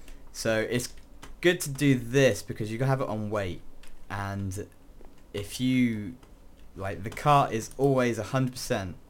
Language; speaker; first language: English; native; English